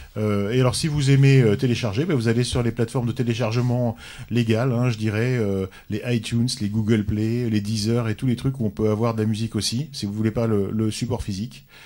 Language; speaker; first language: French; native; French